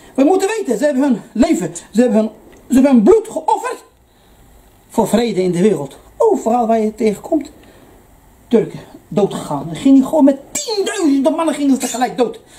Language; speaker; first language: Dutch; early bilingual, other home language; Arabic